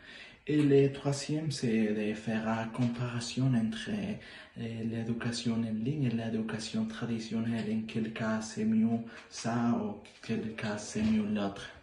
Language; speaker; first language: French; non-native, learner; Spanish